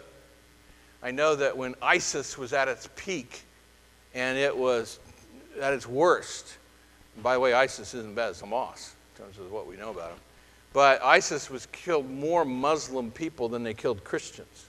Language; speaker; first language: English; native; English